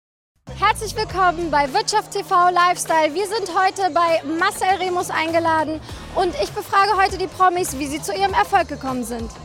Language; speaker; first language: German; native; German